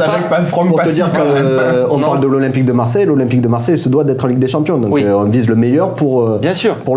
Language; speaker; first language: French; native; French